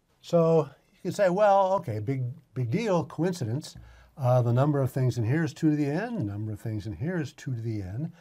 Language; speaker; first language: English; native; English